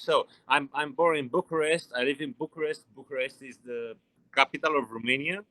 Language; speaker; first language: English; non-native, learner; Romanian